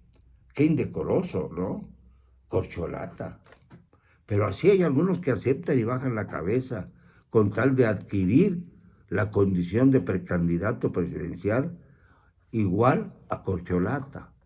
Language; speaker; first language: Spanish; native; Spanish